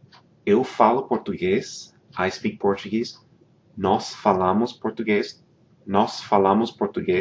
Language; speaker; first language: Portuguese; non-native, fluent; English